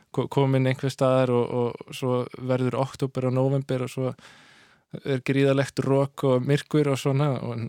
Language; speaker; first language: Icelandic; non-native, fluent; Danish